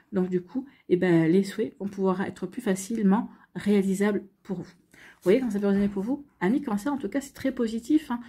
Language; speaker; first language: French; native; French